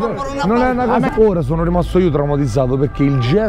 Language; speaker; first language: Italian; native; Italian